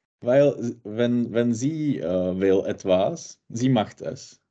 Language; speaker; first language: German; non-native, learner; Czech